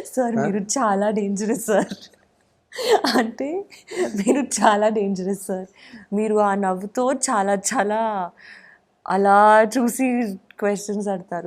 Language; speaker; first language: Telugu; non-native, fluent; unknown